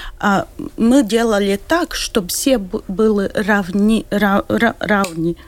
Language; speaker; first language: Russian; non-native, local second language; Latvian